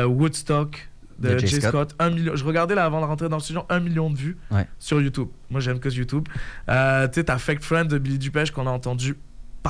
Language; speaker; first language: French; native; French